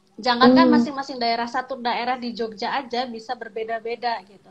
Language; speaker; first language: Indonesian; native; Indonesian